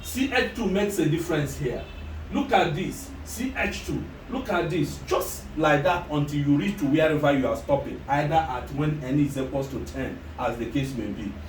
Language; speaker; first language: English; non-native, local second language; Igbo